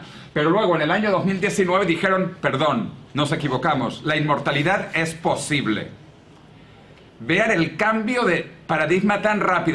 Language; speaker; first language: Spanish; native; Spanish